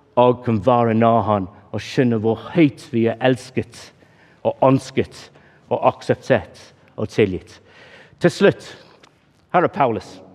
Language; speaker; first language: Norwegian; non-native, fluent; English